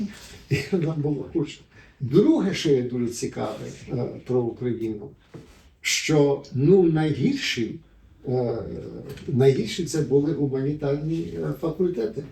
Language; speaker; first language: Ukrainian; early bilingual, heritage; Ukrainian